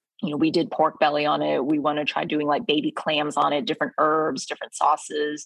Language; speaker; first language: English; native; English